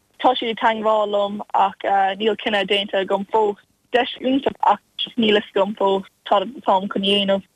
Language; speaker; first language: Irish; non-native, local second language; English